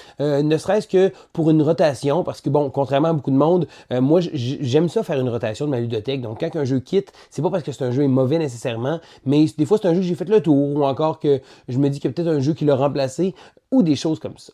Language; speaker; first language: French; native; French